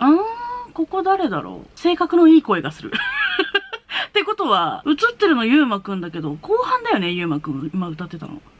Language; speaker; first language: Japanese; native; Japanese